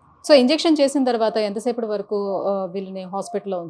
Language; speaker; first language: Telugu; native; Telugu